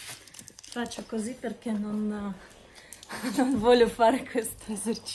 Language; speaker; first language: Italian; non-native, learner; Russian